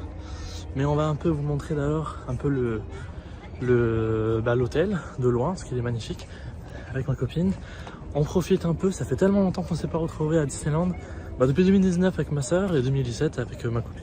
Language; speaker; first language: French; native; French